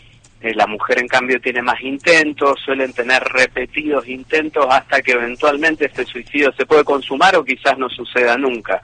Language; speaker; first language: Spanish; native; Spanish